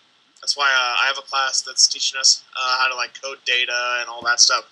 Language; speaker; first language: English; native; English